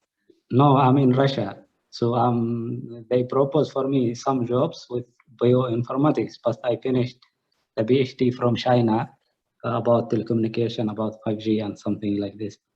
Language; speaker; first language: English; non-native, learner; Arabic